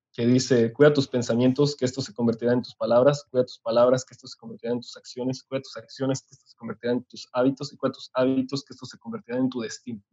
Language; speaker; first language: Spanish; native; Spanish